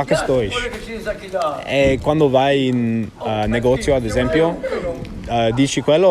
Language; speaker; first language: Italian; non-native, fluent; English